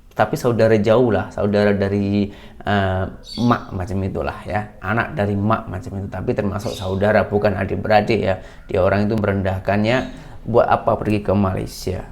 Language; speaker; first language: Indonesian; native; Indonesian